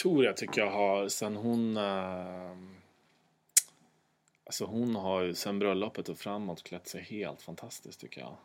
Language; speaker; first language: Swedish; native; Swedish